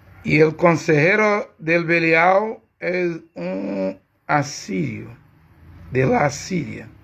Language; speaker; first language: Spanish; non-native, learner; Portuguese